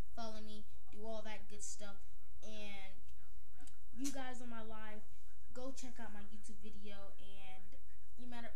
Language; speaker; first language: English; native; English